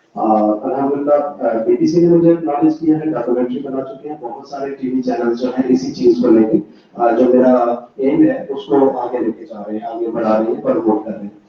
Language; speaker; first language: Urdu; non-native, local second language; Punjabi